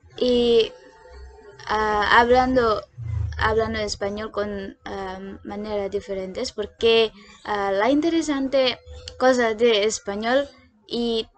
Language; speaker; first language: Spanish; non-native, learner; Indonesian